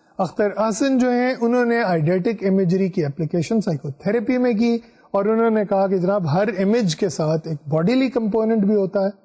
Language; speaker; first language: Urdu; non-native, local second language; Punjabi